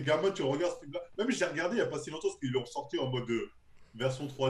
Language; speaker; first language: French; native; French